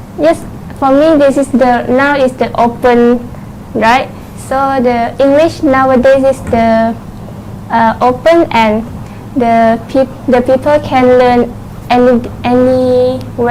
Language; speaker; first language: English; non-native, learner; Thai